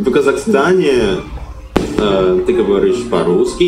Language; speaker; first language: Russian; non-native, learner; Indonesian